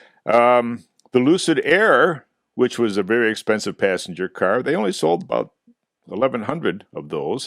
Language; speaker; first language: English; native; English